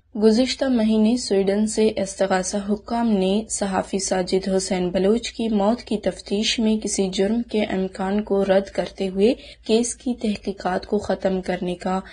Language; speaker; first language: Urdu; non-native, local second language; Baluchi